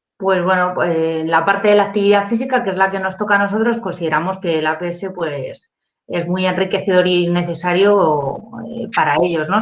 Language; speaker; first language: Spanish; native; Spanish